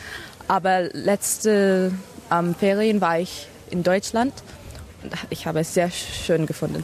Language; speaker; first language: German; early bilingual, heritage; English